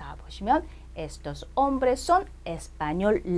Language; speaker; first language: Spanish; non-native, fluent; Korean